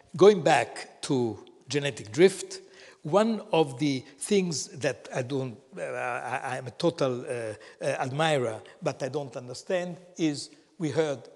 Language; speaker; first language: English; non-native, fluent; Italian